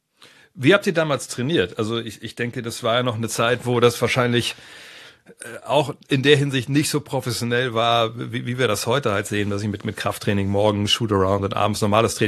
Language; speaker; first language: German; native; German